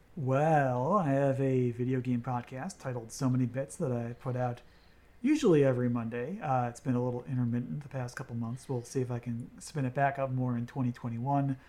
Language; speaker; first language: English; native; English